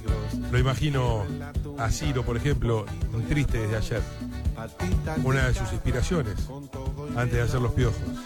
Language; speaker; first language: Spanish; native; Spanish